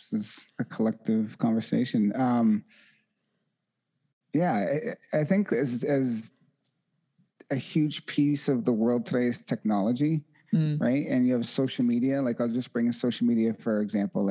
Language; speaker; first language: English; native; English